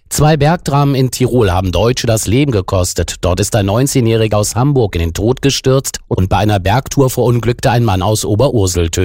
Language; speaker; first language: German; native; German